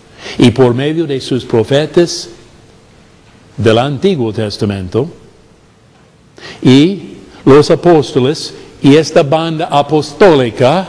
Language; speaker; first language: Spanish; non-native, fluent; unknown